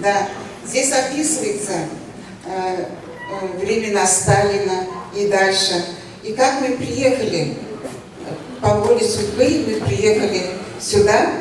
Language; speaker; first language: Russian; non-native, local second language; Uzbek